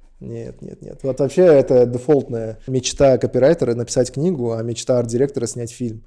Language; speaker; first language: Russian; non-native, local second language; Uzbek